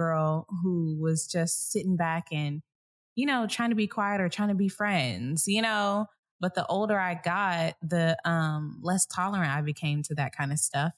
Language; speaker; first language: English; native; English